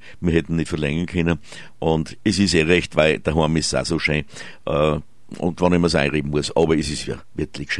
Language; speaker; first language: German; native; German